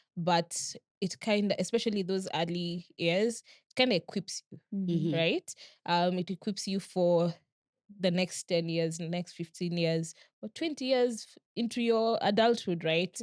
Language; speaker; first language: English; non-native, local second language; Swahili